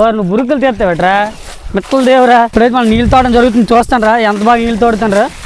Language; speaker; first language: Telugu; non-native, local second language; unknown